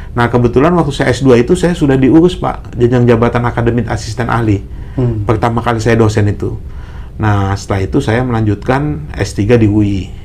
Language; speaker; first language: Indonesian; native; Indonesian